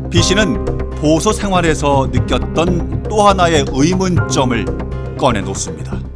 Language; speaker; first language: Korean; native; Korean